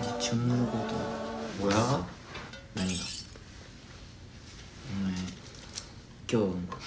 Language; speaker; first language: Korean; non-native, fluent; Japanese